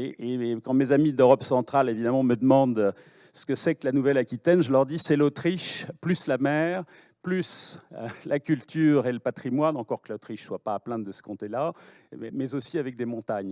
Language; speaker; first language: French; native; French